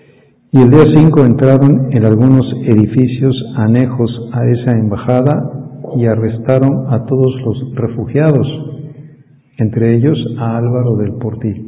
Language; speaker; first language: Spanish; native; Spanish